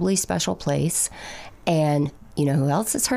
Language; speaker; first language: English; native; English